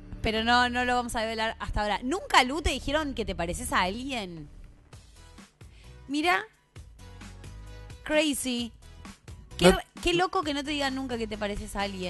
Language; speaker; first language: Spanish; native; Spanish